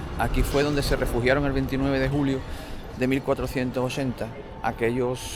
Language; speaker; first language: Spanish; native; Spanish